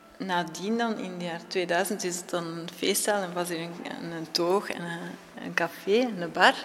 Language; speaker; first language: Dutch; native; Dutch